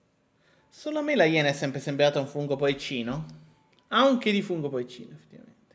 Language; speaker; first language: Italian; native; Italian